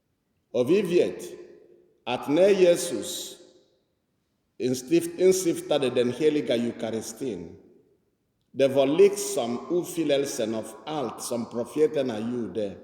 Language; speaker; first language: Swedish; non-native, fluent; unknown